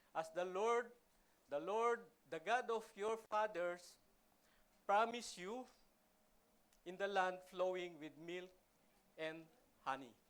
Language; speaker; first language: English; non-native, local second language; Filipino